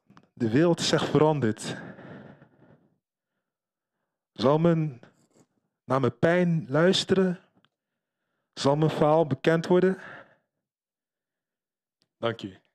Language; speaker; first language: Dutch; early bilingual, other home language; Lingala